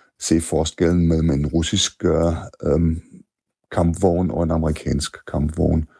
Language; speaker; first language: Danish; non-native, fluent; German